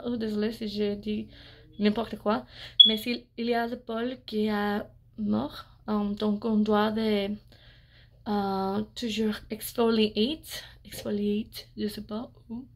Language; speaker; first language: French; non-native, learner; English